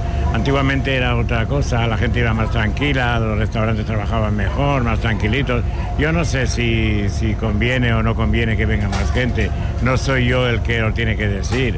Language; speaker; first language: Spanish; native; Spanish